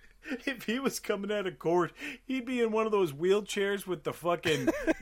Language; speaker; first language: English; native; English